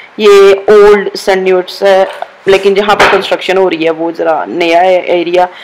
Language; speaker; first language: Urdu; native; Urdu